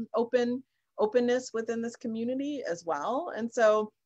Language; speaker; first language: English; native; English